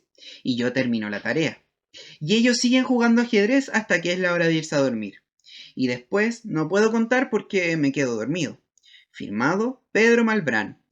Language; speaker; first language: Spanish; native; Spanish